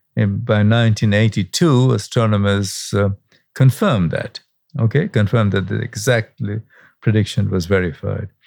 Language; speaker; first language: English; non-native, local second language; Sinhala